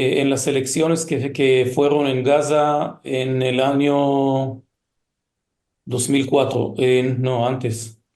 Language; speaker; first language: Spanish; early bilingual, heritage; Hebrew